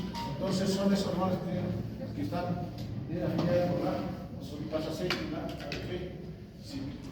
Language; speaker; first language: Spanish; native; Spanish